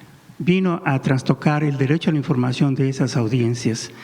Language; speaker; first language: Spanish; native; Spanish